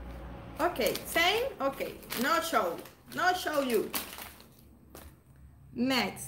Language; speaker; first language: English; non-native, learner; Spanish